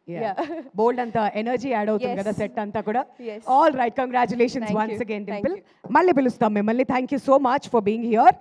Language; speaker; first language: Telugu; native; Telugu